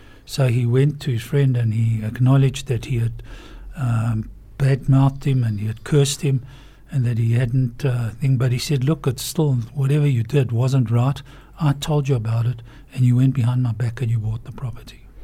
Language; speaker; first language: English; native; English